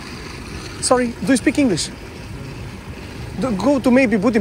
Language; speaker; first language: English; non-native, learner; Serbian